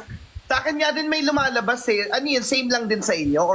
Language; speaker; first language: Filipino; native; Filipino